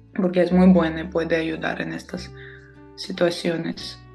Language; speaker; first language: Spanish; non-native, fluent; Russian